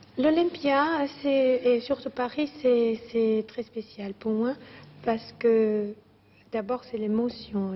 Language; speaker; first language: French; non-native, fluent; Greek